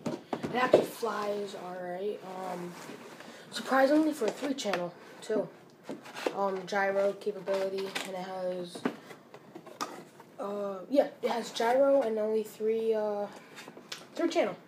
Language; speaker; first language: English; native; English